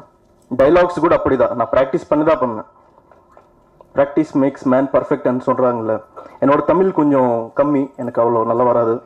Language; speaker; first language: Tamil; non-native, fluent; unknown